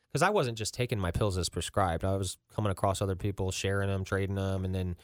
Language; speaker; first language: English; native; English